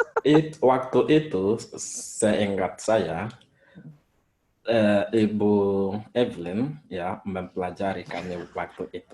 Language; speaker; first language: Indonesian; non-native, fluent; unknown